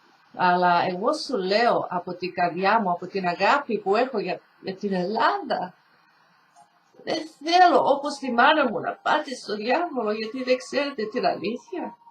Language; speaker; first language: Greek; early bilingual, heritage; Greek